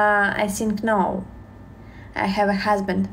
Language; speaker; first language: English; non-native, learner; Russian